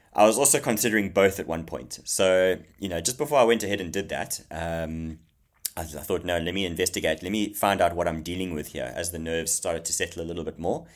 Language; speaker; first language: English; native; English